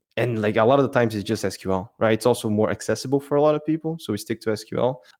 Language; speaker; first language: English; non-native, fluent; Portuguese